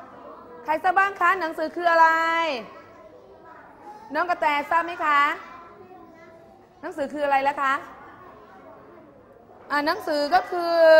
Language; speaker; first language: Thai; native; Thai